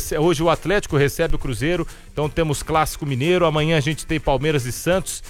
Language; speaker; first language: Portuguese; native; Portuguese